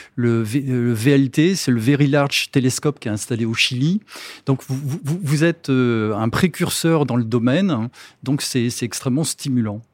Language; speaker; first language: French; native; French